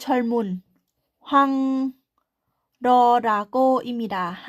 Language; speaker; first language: Korean; non-native, learner; Thai